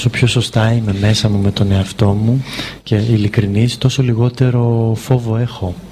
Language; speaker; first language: Greek; native; Greek